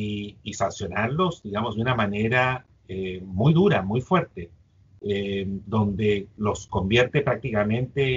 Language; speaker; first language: Spanish; native; Spanish